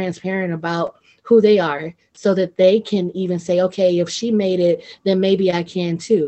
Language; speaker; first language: English; native; English